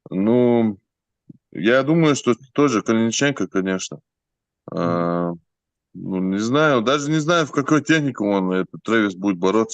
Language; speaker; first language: Russian; native; Russian